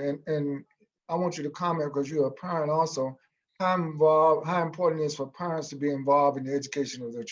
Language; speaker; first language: English; native; English